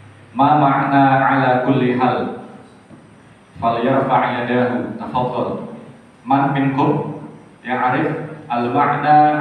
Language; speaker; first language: Arabic; non-native, fluent; Indonesian